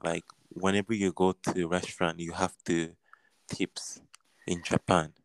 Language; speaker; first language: English; non-native, learner; Japanese